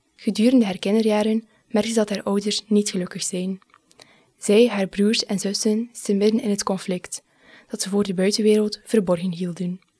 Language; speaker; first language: Dutch; native; Dutch